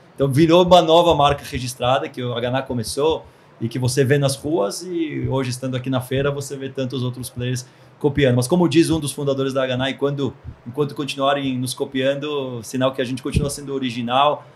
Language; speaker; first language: Portuguese; early bilingual, other home language; Hebrew